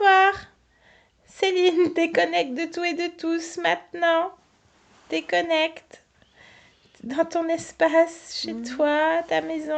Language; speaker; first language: French; native; French